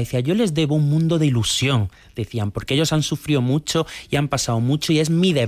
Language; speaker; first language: Spanish; native; Spanish